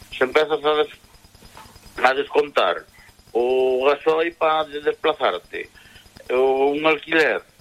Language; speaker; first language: Galician; native; Galician